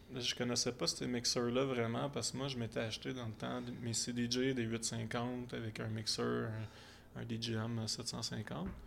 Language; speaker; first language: French; native; French